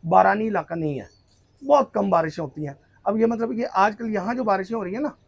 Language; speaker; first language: Urdu; non-native, local second language; Punjabi